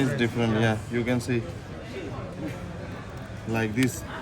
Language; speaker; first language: English; non-native, learner; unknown